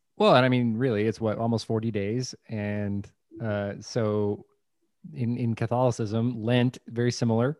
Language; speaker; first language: English; native; English